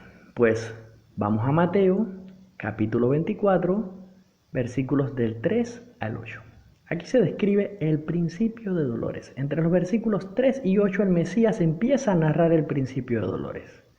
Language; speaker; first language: Spanish; native; Spanish